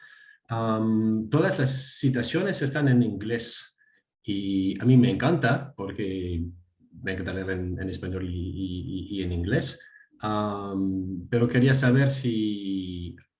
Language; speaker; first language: Spanish; non-native, fluent; French